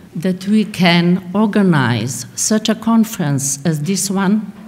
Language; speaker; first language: English; non-native, fluent; Slovenian